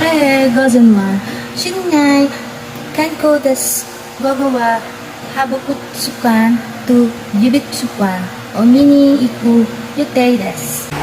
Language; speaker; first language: Japanese; non-native, learner; Filipino